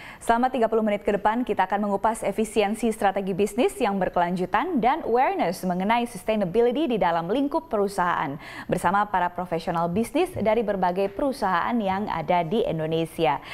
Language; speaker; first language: Indonesian; native; Indonesian